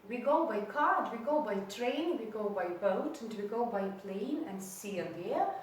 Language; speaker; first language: English; non-native, fluent; Ukrainian